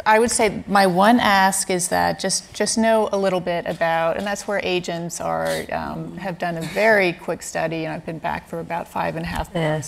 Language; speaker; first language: English; native; English